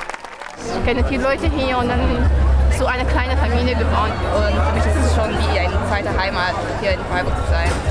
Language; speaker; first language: German; non-native, learner; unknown